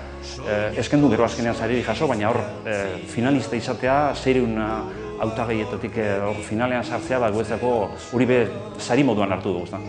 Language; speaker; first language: Basque; native; Basque